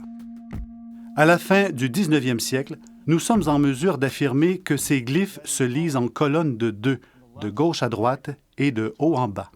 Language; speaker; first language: French; native; French